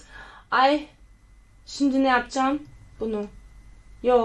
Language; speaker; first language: Turkish; early bilingual, other home language; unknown